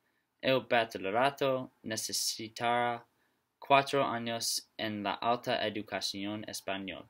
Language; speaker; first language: Spanish; non-native, learner; English